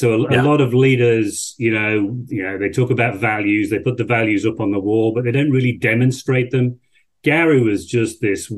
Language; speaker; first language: English; native; English